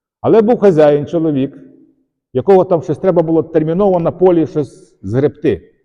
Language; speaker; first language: Ukrainian; native; Ukrainian